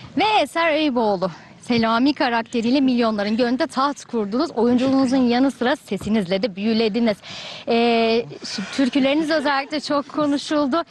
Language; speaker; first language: Turkish; native; Turkish